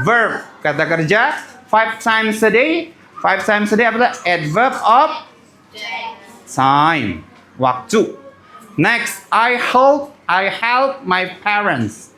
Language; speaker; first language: English; non-native, learner; Indonesian